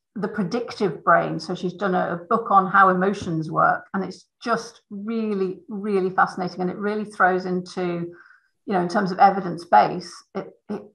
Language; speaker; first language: English; native; English